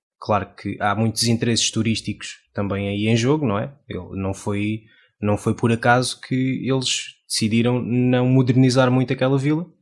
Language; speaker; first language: Portuguese; native; Portuguese